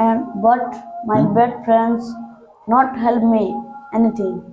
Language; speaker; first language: English; non-native, learner; Hindi